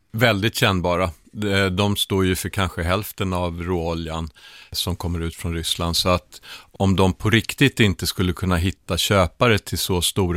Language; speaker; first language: Swedish; native; Swedish